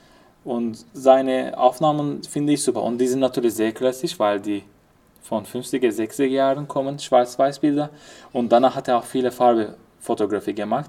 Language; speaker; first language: German; non-native, fluent; Turkish